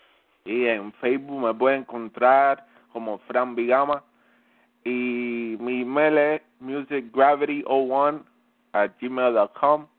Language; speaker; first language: Spanish; early bilingual, heritage; Spanish